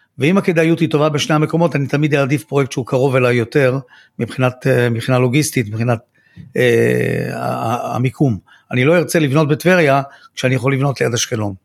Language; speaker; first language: Hebrew; native; Hebrew